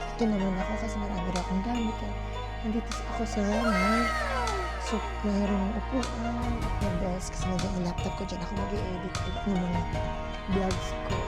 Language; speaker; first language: Filipino; native; Filipino